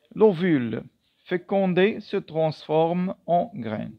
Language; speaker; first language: French; non-native, local second language; Arabic